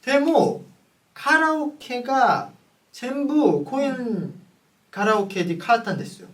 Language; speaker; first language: Japanese; non-native, fluent; Korean